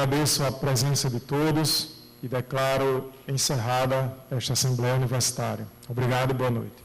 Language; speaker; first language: Portuguese; native; Portuguese